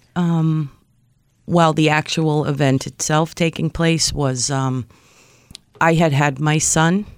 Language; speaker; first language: English; native; English